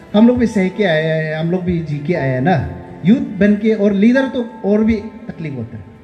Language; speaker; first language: Hindi; non-native, local second language; Nyishi